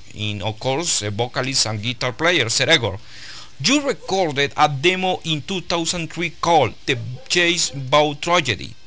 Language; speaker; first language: English; non-native, learner; Spanish